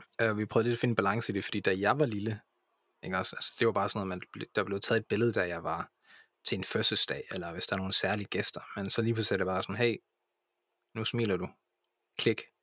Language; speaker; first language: Danish; early bilingual, other home language; English